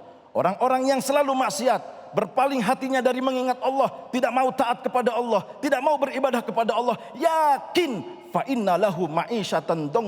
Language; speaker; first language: Indonesian; native; Indonesian